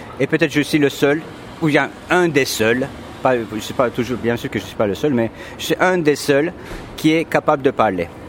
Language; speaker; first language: French; non-native, fluent; Turkish